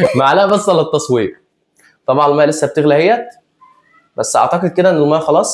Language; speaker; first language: Arabic; native; Arabic